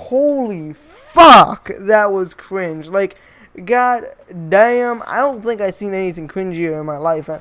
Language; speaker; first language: English; native; English